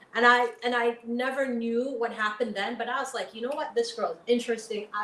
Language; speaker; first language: English; early bilingual, other home language; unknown